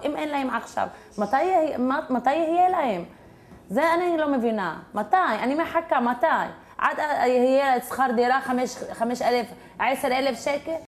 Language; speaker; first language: Hebrew; non-native, learner; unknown